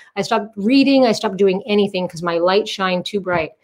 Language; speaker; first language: English; native; English